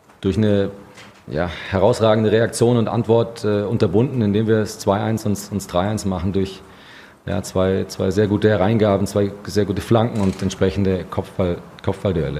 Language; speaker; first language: German; native; German